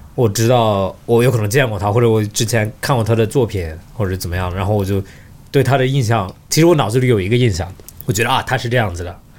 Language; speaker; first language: Chinese; early bilingual, heritage; Chinese